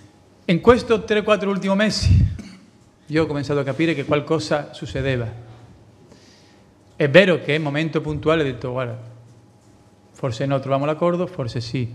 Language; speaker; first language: Italian; non-native, fluent; Spanish